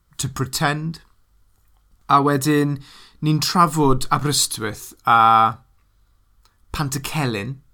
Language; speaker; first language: Welsh; non-native, local second language; English